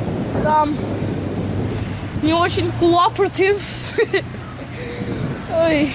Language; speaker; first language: Russian; early bilingual, heritage; Russian